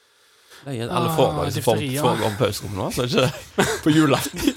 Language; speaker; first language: Norwegian; native; Norwegian